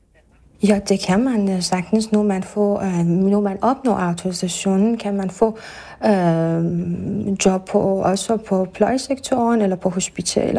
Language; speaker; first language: Danish; non-native, fluent; Persian